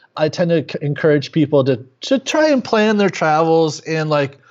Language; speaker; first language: English; native; English